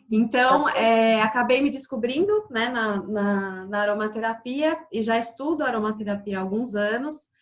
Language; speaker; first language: Portuguese; native; Portuguese